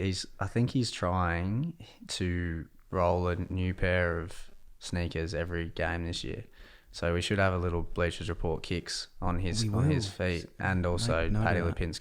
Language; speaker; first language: English; native; English